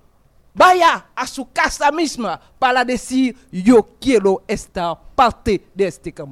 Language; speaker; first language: Spanish; non-native, fluent; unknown